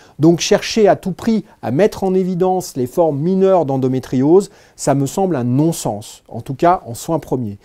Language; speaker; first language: French; native; French